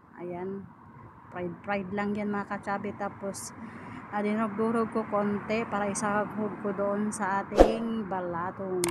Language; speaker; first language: Filipino; non-native, local second language; Iloko